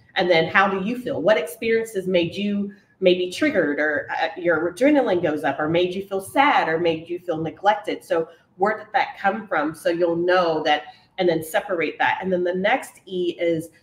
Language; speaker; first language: English; native; English